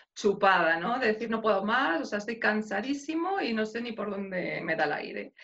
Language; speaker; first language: Spanish; native; Spanish